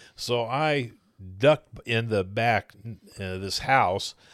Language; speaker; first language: English; native; English